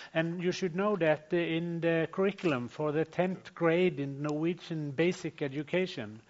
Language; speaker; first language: English; non-native, fluent; Norwegian